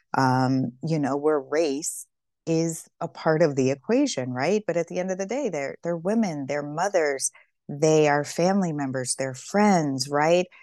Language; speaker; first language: English; native; English